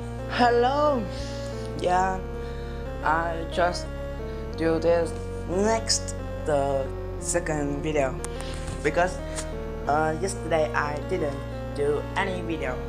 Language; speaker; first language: English; non-native, learner; Vietnamese